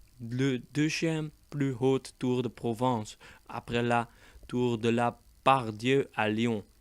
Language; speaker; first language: French; non-native, learner; Dutch